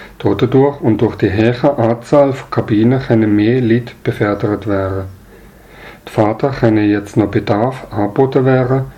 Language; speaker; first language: German; native; German